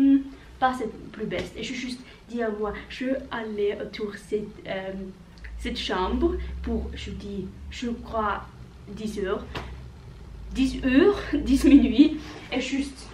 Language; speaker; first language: French; non-native, learner; Norwegian